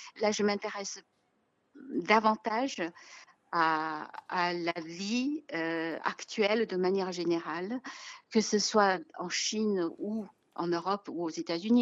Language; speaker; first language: French; non-native, fluent; Chinese